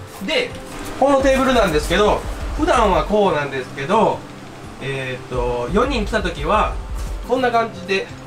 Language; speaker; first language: Japanese; native; Japanese